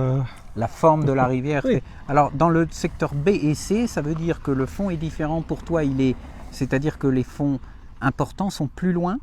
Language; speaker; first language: French; native; French